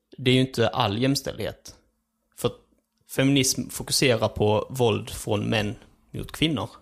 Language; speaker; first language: Swedish; early bilingual, other home language; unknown